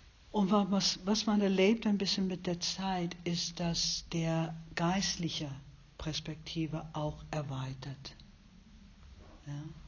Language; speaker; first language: German; non-native, fluent; English